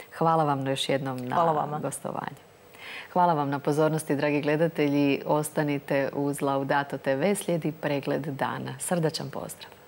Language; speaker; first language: Croatian; native; Croatian